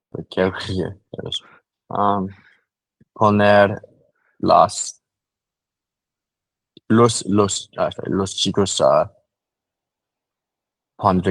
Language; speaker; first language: Spanish; non-native, learner; English